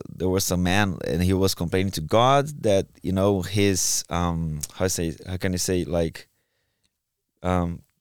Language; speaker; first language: English; non-native, fluent; Portuguese